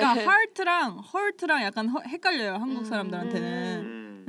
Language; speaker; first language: Korean; native; Korean